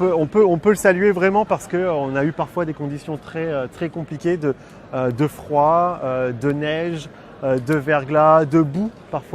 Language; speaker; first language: French; native; French